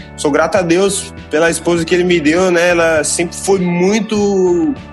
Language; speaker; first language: Portuguese; native; Portuguese